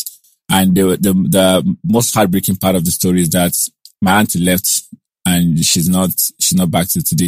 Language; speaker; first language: English; non-native, local second language; Igbo